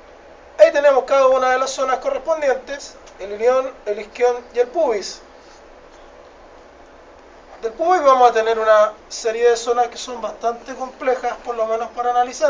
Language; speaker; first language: Spanish; native; Spanish